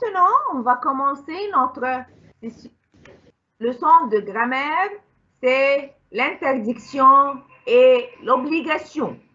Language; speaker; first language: French; non-native, fluent; Arabic